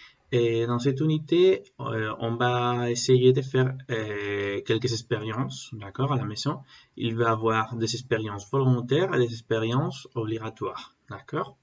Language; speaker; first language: French; non-native, learner; Spanish